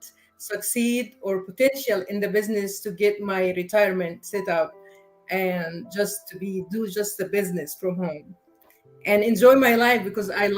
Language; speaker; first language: English; non-native, learner; Arabic